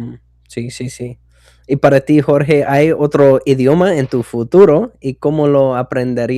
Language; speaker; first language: Spanish; non-native, fluent; English